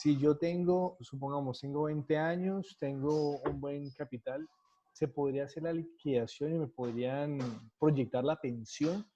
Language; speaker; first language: Spanish; native; Spanish